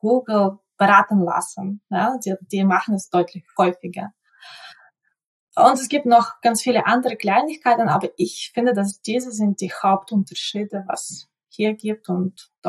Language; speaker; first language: German; non-native, fluent; Ukrainian